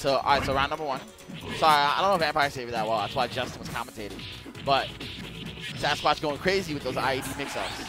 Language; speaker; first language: English; native; English